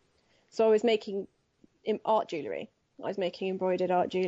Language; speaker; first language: English; native; English